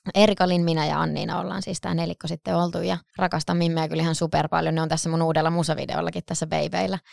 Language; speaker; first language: Finnish; native; Finnish